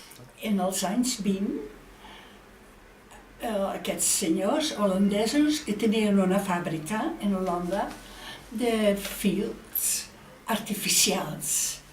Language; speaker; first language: Catalan; non-native, fluent; Dutch